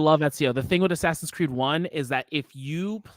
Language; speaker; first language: English; native; English